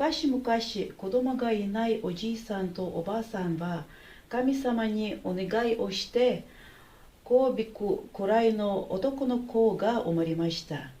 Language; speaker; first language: Japanese; non-native, learner; Russian